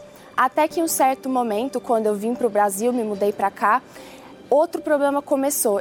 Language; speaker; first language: Portuguese; early bilingual, other home language; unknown